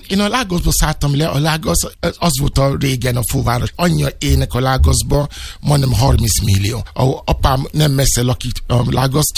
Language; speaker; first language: Hungarian; non-native, fluent; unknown